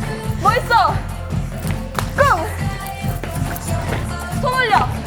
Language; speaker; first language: Korean; native; Korean